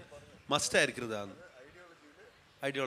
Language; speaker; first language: Tamil; non-native, learner; Malayalam